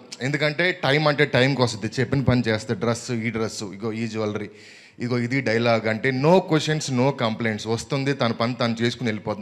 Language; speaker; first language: Telugu; native; Telugu